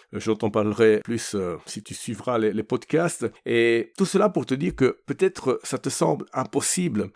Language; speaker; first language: French; non-native, fluent; Italian